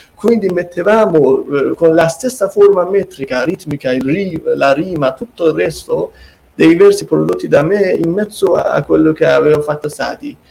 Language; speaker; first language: Italian; non-native, fluent; Persian